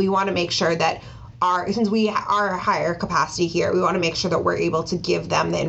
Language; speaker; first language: English; native; English